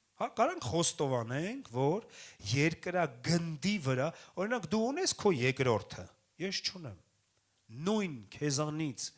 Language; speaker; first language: Armenian; native; Armenian